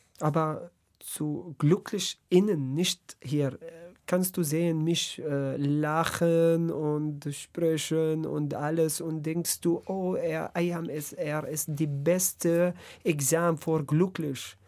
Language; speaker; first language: German; non-native, learner; Arabic